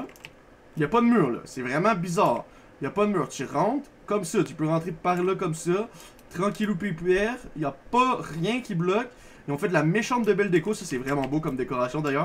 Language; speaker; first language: French; native; French